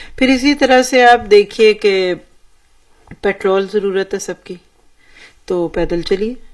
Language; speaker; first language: Urdu; native; Urdu